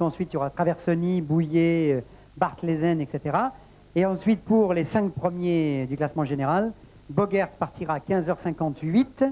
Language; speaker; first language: French; native; French